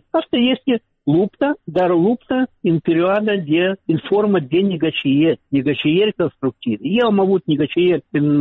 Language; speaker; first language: Romanian; non-native, local second language; Russian